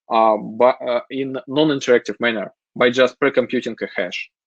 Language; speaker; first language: English; non-native, fluent; Russian